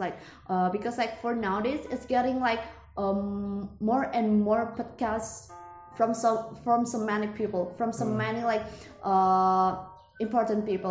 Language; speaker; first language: English; non-native, learner; Indonesian